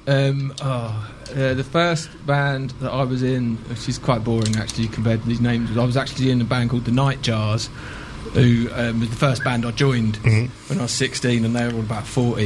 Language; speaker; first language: English; native; English